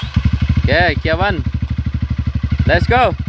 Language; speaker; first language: English; non-native, learner; Lao